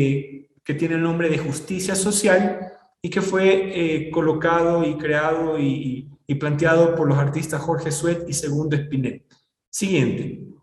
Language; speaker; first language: Spanish; native; Spanish